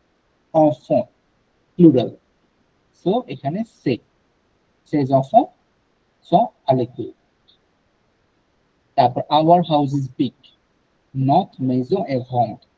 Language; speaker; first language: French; non-native, fluent; Bangla